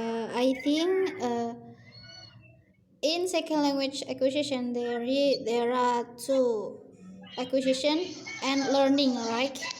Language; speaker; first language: English; non-native, learner; Indonesian